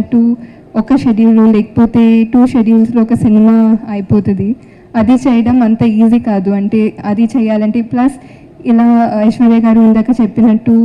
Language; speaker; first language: Telugu; non-native, fluent; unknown